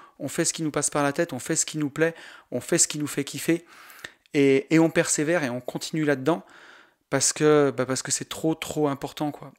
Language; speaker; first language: French; native; French